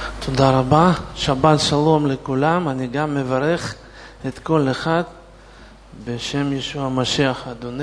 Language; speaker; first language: Hebrew; non-native, fluent; Russian